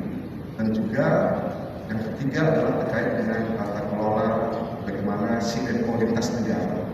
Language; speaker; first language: Indonesian; native; Indonesian